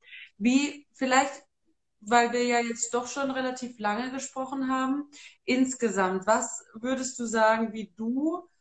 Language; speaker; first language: German; native; German